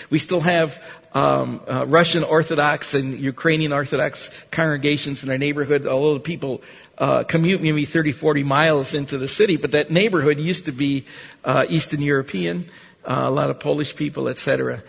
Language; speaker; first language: English; early bilingual, other home language; Spanish